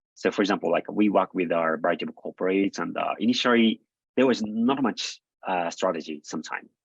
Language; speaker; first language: English; non-native, fluent; Japanese